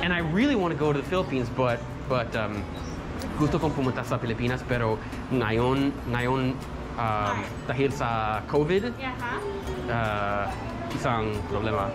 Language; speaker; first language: Filipino; non-native, learner; English